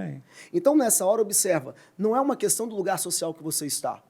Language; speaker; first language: Portuguese; native; Portuguese